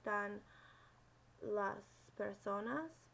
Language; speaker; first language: Spanish; non-native, learner; English